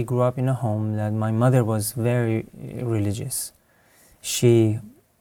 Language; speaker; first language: English; non-native, fluent; Persian